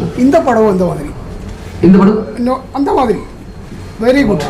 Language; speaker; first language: Tamil; non-native, learner; Malayalam